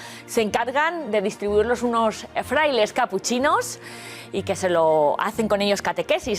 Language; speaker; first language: Spanish; native; Spanish